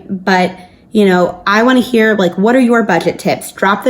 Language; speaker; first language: English; native; English